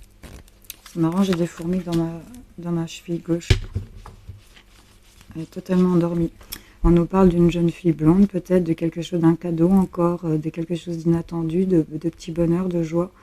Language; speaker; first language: French; native; French